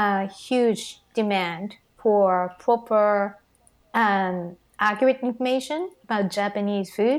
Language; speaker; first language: English; non-native, fluent; Japanese